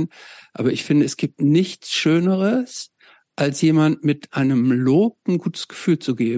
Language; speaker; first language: German; native; German